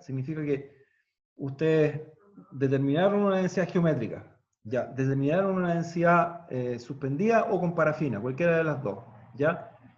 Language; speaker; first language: Spanish; native; Spanish